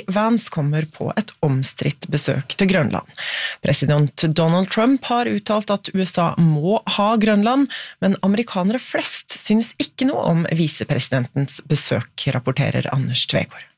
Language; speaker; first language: Norwegian; native; Norwegian